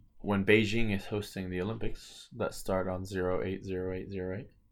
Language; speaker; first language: English; early bilingual, other home language; French